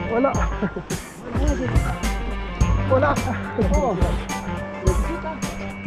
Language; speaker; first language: Spanish; non-native, learner; Dutch